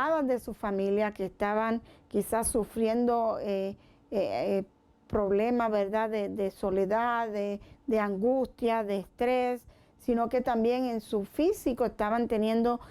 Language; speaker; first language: Spanish; native; Spanish